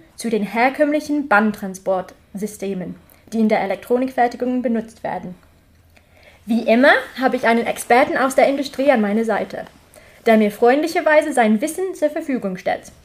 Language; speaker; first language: German; non-native, fluent; English